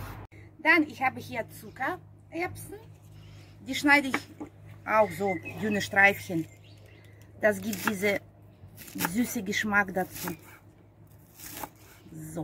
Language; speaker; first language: German; non-native, fluent; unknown